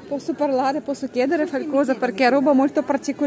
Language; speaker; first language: Italian; non-native, learner; Russian